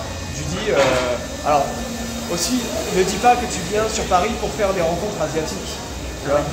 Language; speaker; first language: French; native; French